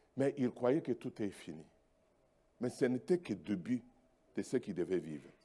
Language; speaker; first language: French; non-native, local second language; Luba-Lulua